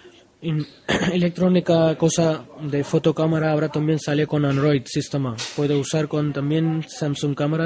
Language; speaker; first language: Spanish; non-native, learner; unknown